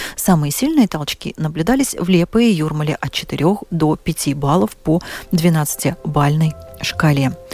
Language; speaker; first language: Russian; native; Russian